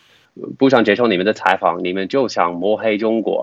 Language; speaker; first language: Chinese; non-native, fluent; English